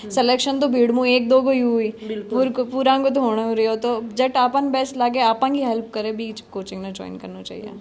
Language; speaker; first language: Hindi; native; Hindi